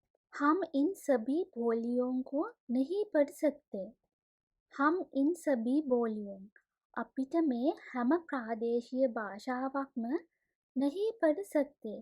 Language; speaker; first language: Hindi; non-native, fluent; Sinhala